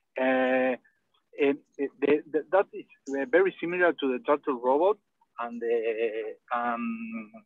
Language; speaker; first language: English; non-native, learner; Spanish